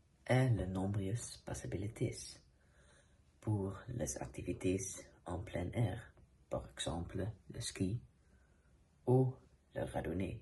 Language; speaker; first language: French; non-native, learner; Dutch